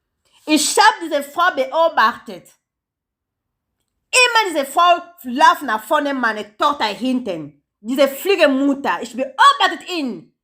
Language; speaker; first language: German; non-native, learner; Lingala